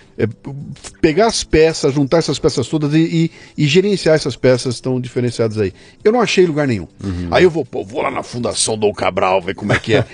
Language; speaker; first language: Portuguese; native; Portuguese